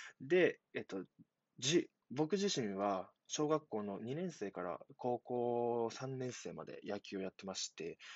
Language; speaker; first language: Japanese; native; Japanese